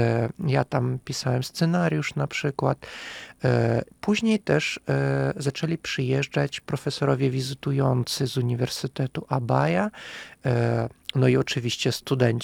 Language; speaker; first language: Polish; non-native, fluent; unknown